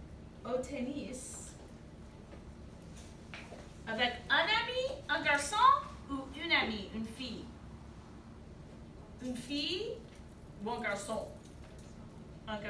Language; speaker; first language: French; non-native, fluent; English